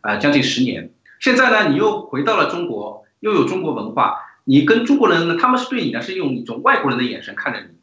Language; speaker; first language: Chinese; native; Chinese